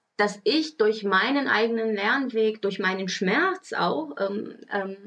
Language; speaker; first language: German; early bilingual, other home language; Portuguese